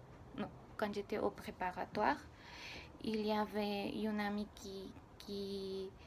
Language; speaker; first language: French; non-native, learner; Spanish